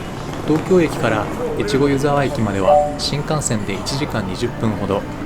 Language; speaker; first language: Japanese; native; Japanese